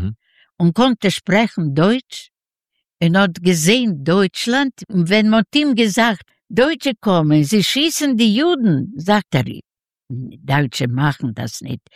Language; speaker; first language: German; non-native, fluent; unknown